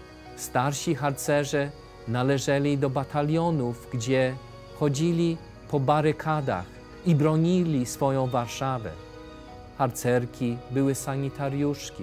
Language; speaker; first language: Polish; early bilingual, heritage; English